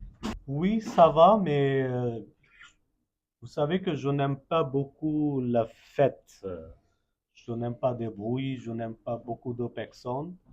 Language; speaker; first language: French; non-native, fluent; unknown